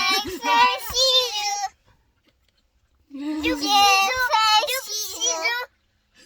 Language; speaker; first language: French; native; French